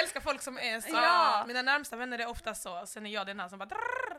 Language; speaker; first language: Swedish; native; Swedish